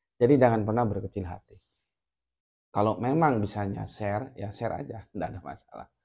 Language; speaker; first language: Indonesian; non-native, local second language; Javanese